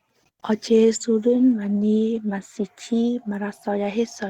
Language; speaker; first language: Korean; non-native, learner; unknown